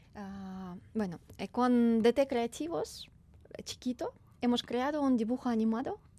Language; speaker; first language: Spanish; non-native, fluent; Ukrainian